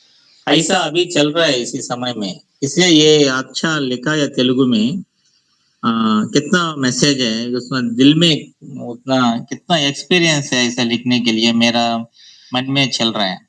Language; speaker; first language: Hindi; non-native, local second language; Telugu